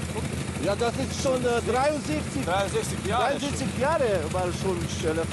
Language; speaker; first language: German; non-native, learner; Slovenian